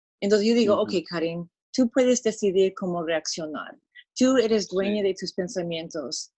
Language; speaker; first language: Spanish; non-native, fluent; English